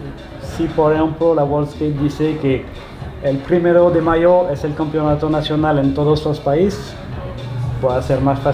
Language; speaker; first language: Spanish; non-native, learner; French